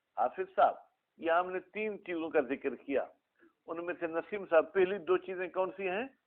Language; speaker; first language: Urdu; non-native, local second language; Sindhi